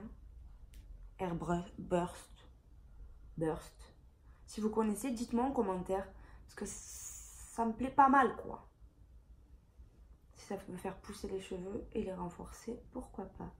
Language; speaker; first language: French; native; French